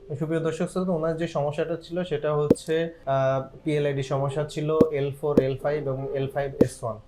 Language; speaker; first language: Bangla; native; Bangla